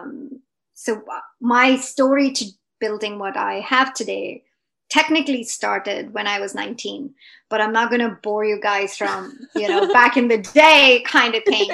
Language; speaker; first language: English; non-native, local second language; Hindi